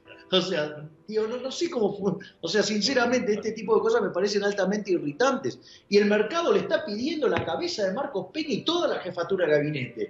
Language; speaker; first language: Spanish; native; Spanish